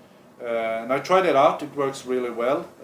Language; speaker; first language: English; non-native, fluent; Swedish